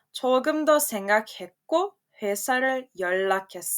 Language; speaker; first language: Korean; non-native, fluent; Serbian